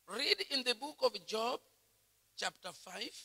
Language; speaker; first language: English; non-native, local second language; Swahili